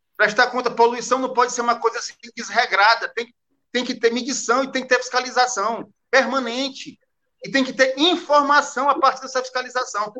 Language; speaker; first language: Portuguese; native; Portuguese